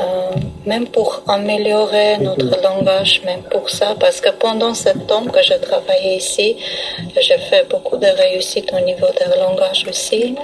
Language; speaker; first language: French; non-native, learner; Armenian